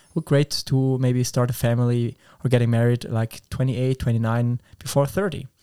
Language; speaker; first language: English; non-native, fluent; Swiss German